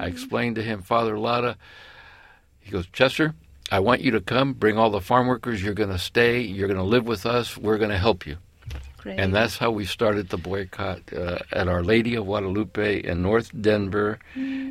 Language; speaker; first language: English; early bilingual, other home language; Spanish